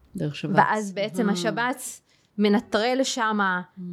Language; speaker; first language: Hebrew; non-native, local second language; Arabic